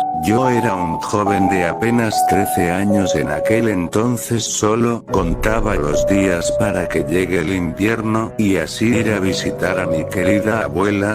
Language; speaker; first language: Spanish; native; Spanish